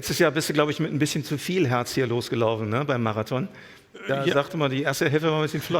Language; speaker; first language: German; native; German